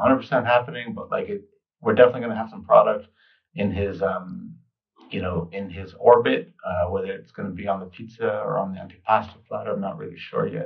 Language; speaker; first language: English; native; English